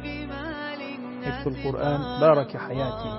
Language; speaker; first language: Arabic; non-native, fluent; Turkish